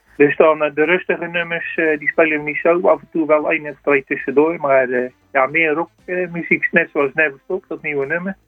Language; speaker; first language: Dutch; native; Dutch